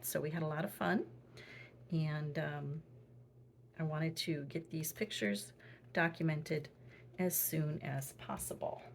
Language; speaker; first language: English; native; English